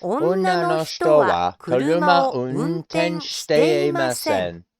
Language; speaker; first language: Japanese; non-native, learner; English